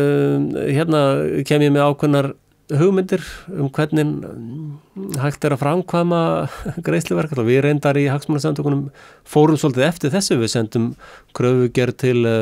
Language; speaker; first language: Icelandic; native; Icelandic